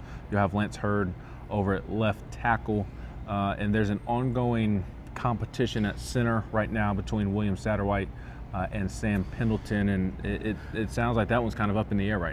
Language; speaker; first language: English; native; English